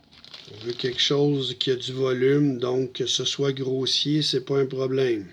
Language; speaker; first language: French; native; French